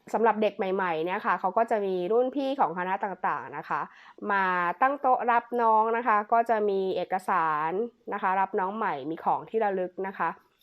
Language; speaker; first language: Thai; native; Thai